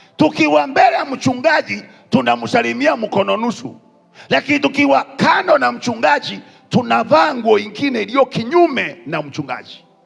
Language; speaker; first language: Swahili; non-native, local second language; Kikuyu